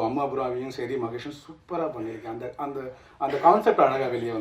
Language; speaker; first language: Tamil; native; Tamil